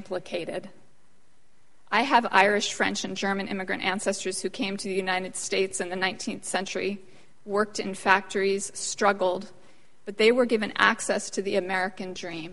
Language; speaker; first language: English; native; English